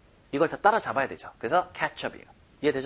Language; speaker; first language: Korean; native; Korean